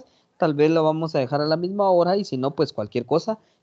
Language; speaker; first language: Spanish; native; Spanish